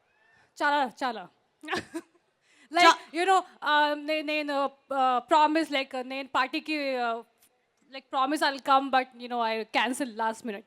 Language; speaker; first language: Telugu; non-native, fluent; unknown